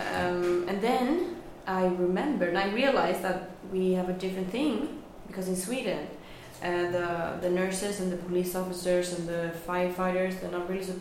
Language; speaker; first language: English; non-native, fluent; Swedish